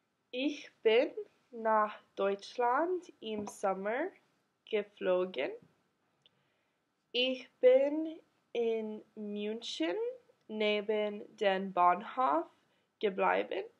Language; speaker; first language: German; non-native, learner; English